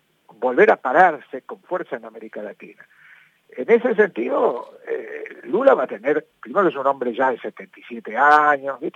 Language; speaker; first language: Spanish; native; Spanish